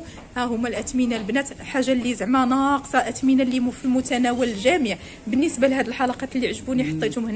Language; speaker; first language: Arabic; native; Arabic